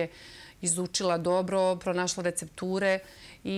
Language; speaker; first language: Serbian; native; Serbian